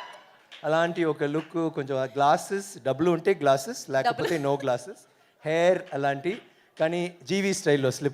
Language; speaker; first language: Telugu; non-native, learner; Tamil